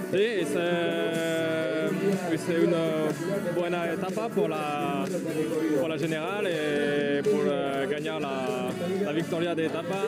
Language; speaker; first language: Spanish; non-native, learner; French